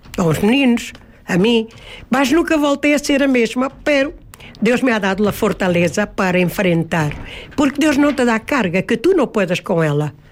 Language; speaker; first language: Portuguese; native; Portuguese